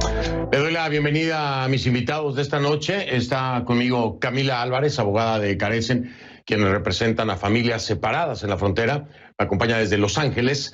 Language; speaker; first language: Spanish; native; Spanish